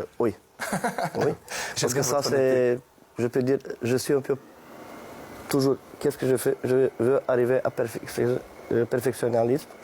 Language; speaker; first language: French; non-native, fluent; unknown